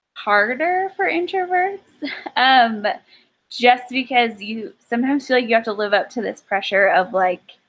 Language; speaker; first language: English; native; English